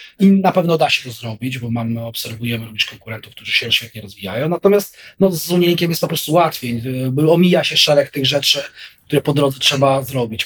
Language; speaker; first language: Polish; native; Polish